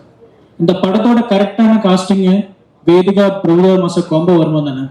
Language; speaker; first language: Tamil; non-native, learner; Malayalam